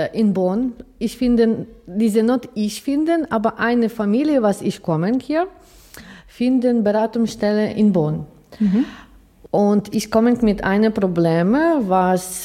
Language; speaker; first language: German; non-native, learner; Ukrainian